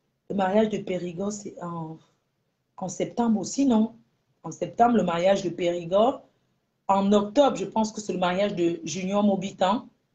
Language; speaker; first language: French; non-native, local second language; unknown